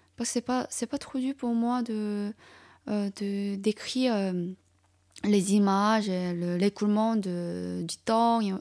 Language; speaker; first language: French; non-native, fluent; Chinese